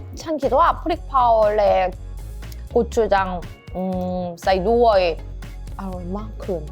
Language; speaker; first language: Thai; non-native, learner; Korean